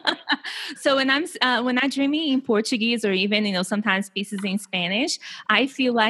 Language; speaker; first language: English; non-native, fluent; Portuguese